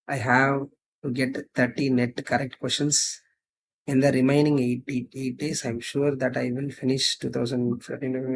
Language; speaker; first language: English; non-native, local second language; Tamil